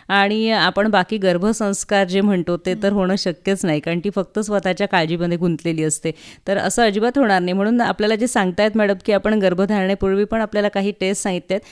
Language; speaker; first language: Marathi; native; Marathi